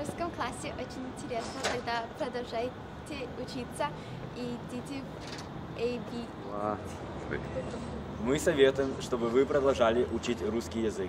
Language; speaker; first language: Russian; early bilingual, heritage; Russian